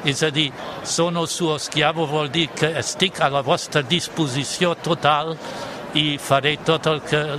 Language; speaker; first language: Catalan; non-native, fluent; German